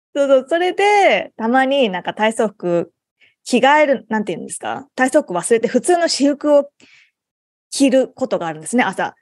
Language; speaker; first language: Japanese; native; Japanese